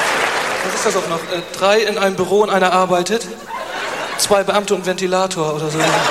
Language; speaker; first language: German; native; German